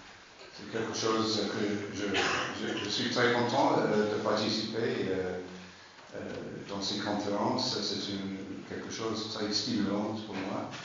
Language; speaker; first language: French; non-native, learner; English